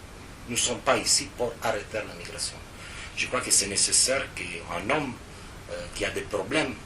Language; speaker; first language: French; non-native, fluent; Italian